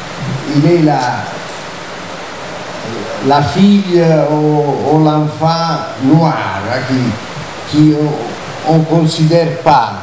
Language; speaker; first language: French; non-native, fluent; Italian